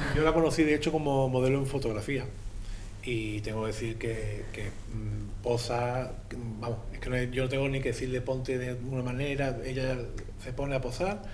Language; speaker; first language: Spanish; native; Spanish